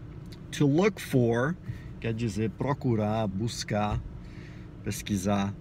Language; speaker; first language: Portuguese; non-native, fluent; English